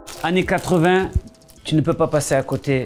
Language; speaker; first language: French; native; French